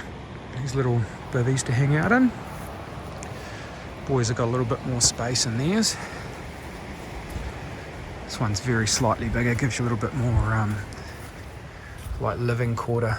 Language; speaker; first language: English; native; English